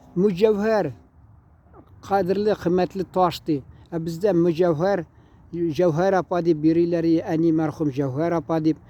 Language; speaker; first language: Tatar; native; Tatar